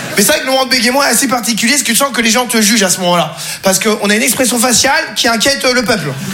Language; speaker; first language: French; native; French